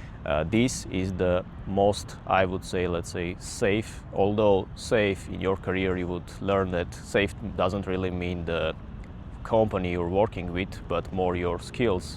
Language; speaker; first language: English; non-native, fluent; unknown